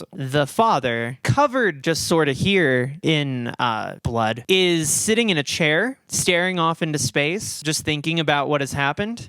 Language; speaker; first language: English; native; English